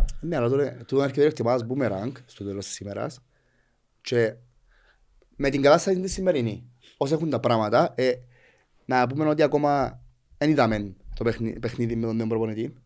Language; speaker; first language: Greek; native; Greek